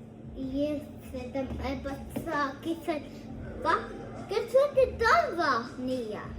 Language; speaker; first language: Swedish; early bilingual, other home language; Mongolian